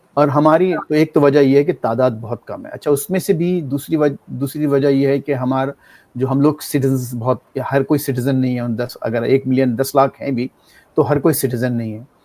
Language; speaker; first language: Urdu; native; Urdu